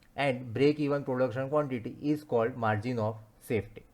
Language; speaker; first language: English; non-native, local second language; Gujarati